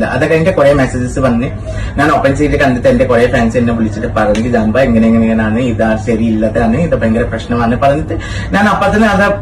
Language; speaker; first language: Malayalam; non-native, local second language; Assamese